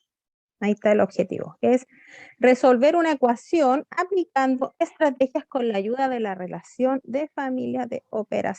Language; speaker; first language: Spanish; native; Spanish